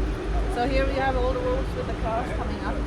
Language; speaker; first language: English; non-native, learner; Swedish